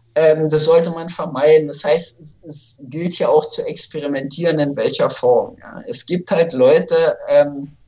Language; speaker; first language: German; native; German